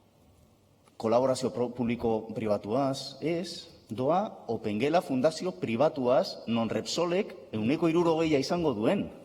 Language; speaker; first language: Basque; non-native, local second language; Spanish